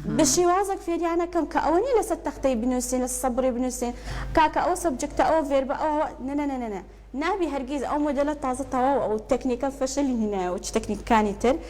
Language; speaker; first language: Central Kurdish; early bilingual, heritage; Central Kurdish